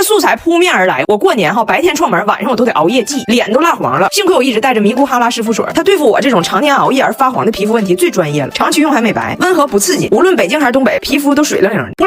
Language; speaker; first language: Chinese; native; Chinese